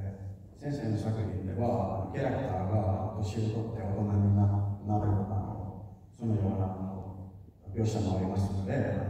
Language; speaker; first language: Japanese; non-native, fluent; Finnish